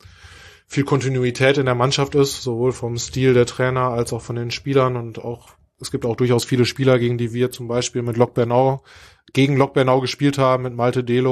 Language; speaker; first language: German; native; German